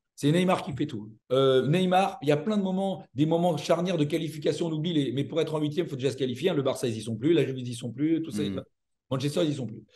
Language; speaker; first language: French; native; French